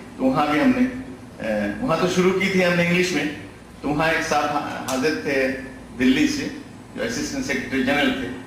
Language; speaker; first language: Urdu; non-native, fluent; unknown